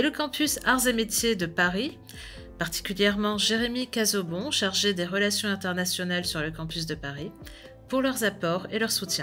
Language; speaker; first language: French; native; French